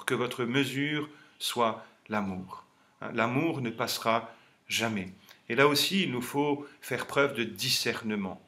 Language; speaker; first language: French; native; French